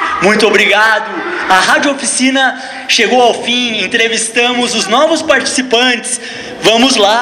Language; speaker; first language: Portuguese; native; Portuguese